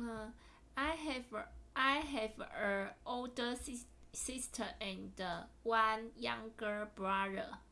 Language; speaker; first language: English; non-native, learner; Chinese